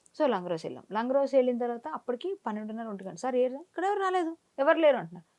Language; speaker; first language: Telugu; native; Telugu